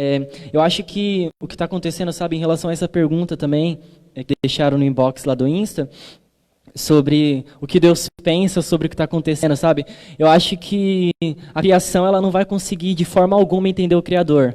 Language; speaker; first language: Portuguese; native; Portuguese